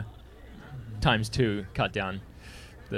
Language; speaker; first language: English; native; English